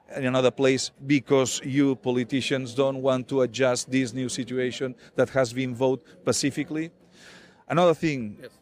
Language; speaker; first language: English; non-native, fluent; Catalan